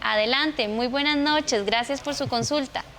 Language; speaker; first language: Spanish; native; Spanish